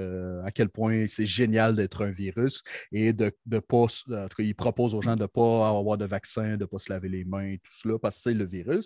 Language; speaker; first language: French; native; French